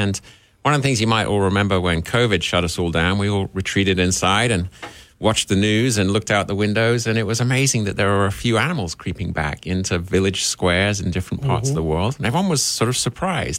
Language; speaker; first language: English; native; English